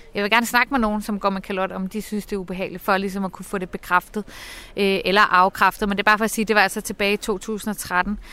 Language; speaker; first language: Danish; native; Danish